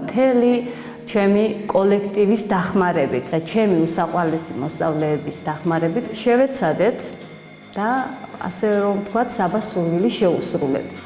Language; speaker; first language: Georgian; native; Georgian